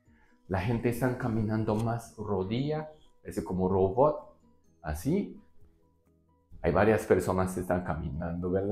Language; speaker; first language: Spanish; non-native, learner; Japanese